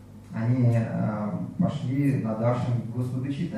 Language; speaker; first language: Russian; native; Russian